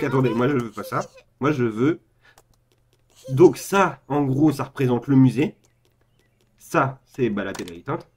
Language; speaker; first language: French; native; French